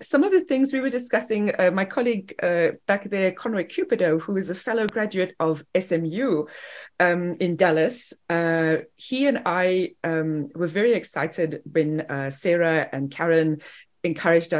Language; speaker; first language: English; native; English